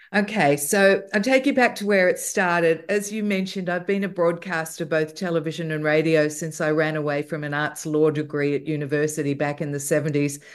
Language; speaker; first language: English; native; English